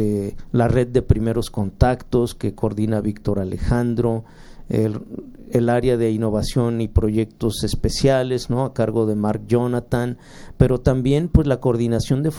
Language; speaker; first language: Spanish; native; Spanish